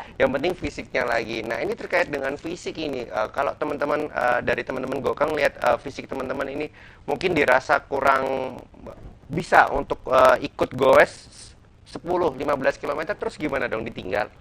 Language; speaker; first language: Indonesian; native; Indonesian